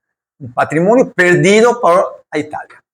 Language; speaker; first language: Portuguese; non-native, learner; Italian